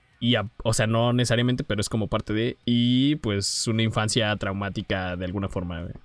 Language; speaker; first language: Spanish; native; Spanish